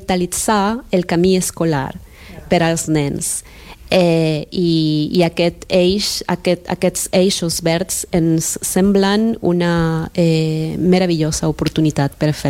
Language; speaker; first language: Catalan; non-native, fluent; Spanish